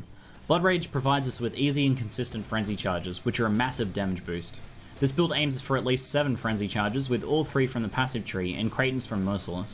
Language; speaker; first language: English; native; English